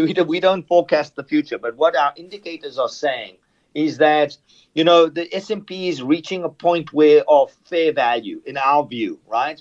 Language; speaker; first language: English; native; English